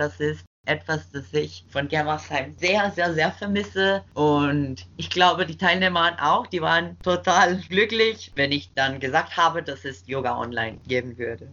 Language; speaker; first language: German; non-native, fluent; Spanish